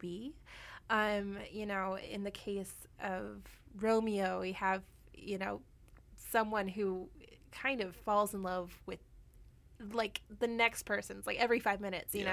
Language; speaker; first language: English; native; English